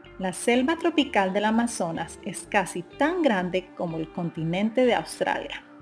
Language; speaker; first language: Spanish; native; Spanish